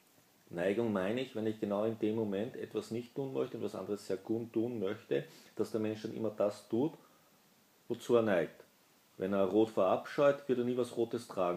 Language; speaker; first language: German; native; German